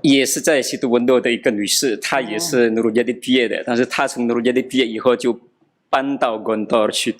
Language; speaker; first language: Chinese; non-native, fluent; Madurese